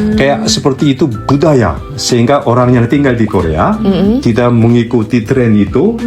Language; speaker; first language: Indonesian; non-native, fluent; Korean